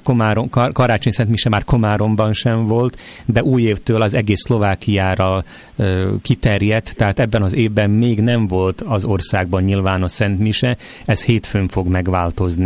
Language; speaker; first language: Hungarian; native; Hungarian